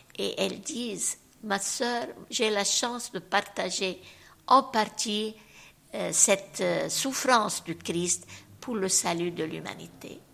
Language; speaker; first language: French; non-native, local second language; Arabic